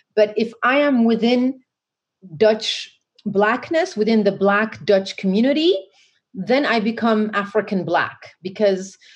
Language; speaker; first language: English; non-native, fluent; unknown